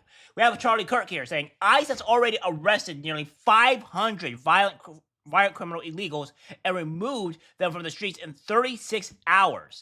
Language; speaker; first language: English; native; English